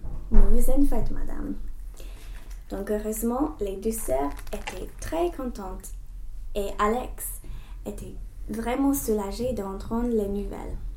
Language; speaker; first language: French; non-native, learner; English